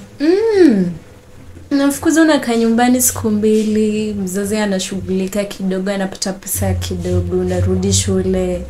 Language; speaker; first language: Swahili; non-native, local second language; Gusii